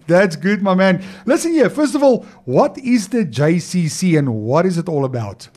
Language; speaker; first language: English; non-native, local second language; Afrikaans